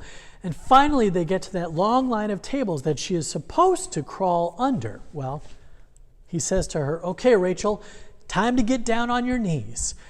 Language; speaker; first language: English; native; English